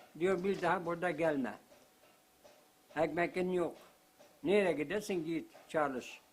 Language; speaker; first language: Turkish; non-native, local second language; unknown